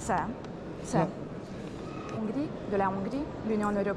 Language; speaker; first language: French; non-native, learner; Hungarian